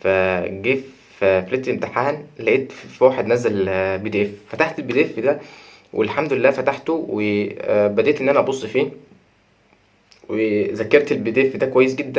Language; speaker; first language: Arabic; native; Arabic